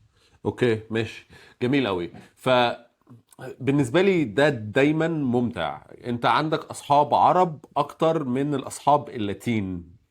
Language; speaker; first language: Arabic; native; Arabic